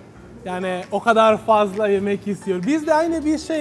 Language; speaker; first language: Turkish; non-native, learner; Italian